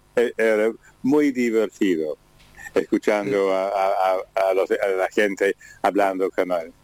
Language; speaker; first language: Spanish; non-native, learner; English